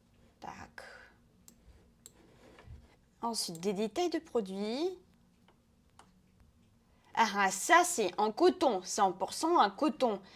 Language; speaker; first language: French; non-native, fluent; Russian